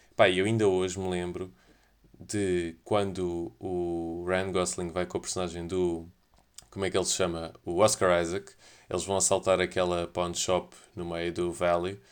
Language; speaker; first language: Portuguese; native; Portuguese